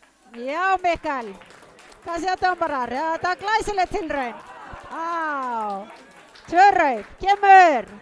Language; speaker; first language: Icelandic; native; Icelandic